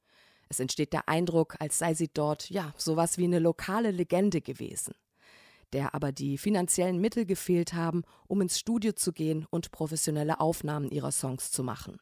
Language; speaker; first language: German; native; German